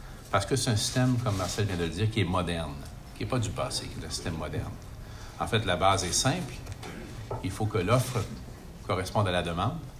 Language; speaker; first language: French; native; French